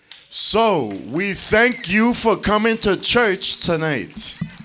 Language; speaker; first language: English; native; English